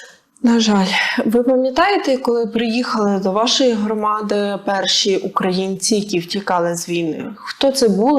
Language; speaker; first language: Ukrainian; native; Ukrainian